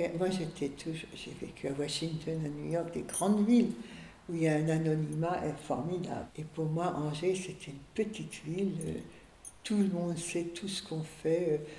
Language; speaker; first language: French; early bilingual, other home language; Hungarian